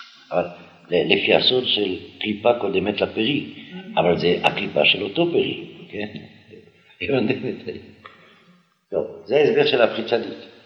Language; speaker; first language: Hebrew; non-native, fluent; French